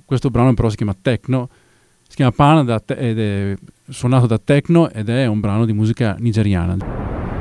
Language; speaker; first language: Italian; native; Italian